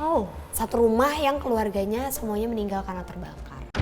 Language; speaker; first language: Indonesian; native; Indonesian